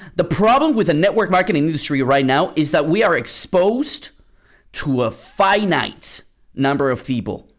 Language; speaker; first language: English; early bilingual, other home language; Spanish